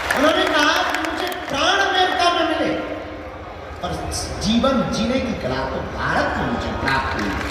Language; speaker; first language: Hindi; native; Hindi